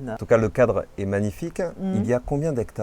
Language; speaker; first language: French; native; French